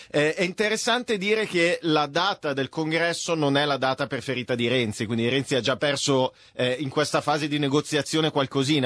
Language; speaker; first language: Italian; native; Italian